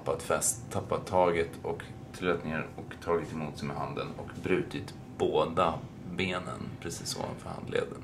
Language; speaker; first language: Swedish; native; Swedish